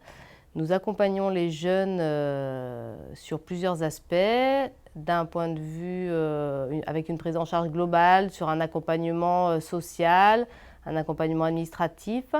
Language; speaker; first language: French; native; French